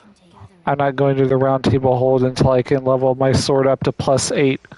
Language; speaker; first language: English; native; English